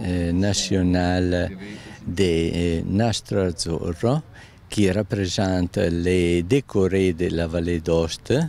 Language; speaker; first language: French; non-native, local second language; Italian